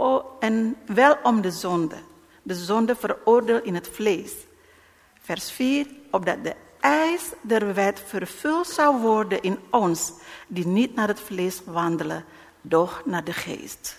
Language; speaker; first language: Dutch; non-native, learner; Indonesian